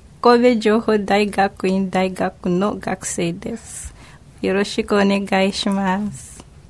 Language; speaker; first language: Japanese; non-native, learner; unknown